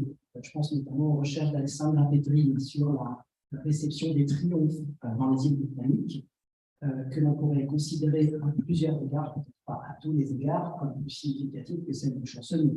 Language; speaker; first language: French; native; French